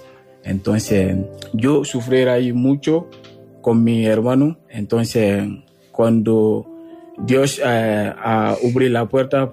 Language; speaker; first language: Spanish; non-native, learner; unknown